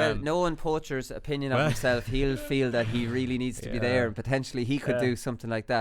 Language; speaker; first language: English; native; English